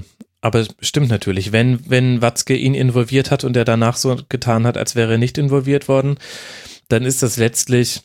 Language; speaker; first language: German; native; German